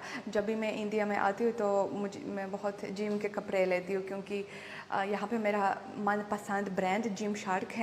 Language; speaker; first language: Hindi; non-native, learner; Russian